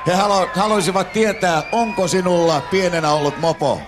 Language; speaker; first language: Finnish; native; Finnish